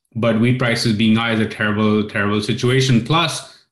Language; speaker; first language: English; non-native, local second language; Urdu